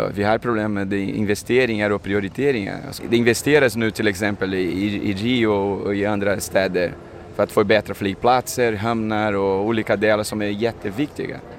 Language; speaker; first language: Swedish; non-native, fluent; Portuguese